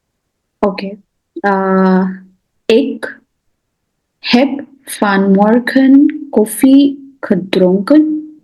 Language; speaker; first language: Dutch; non-native, learner; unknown